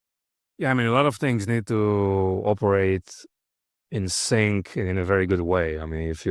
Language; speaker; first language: English; non-native, fluent; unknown